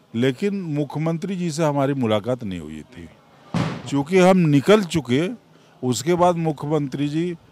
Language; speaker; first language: Hindi; native; Hindi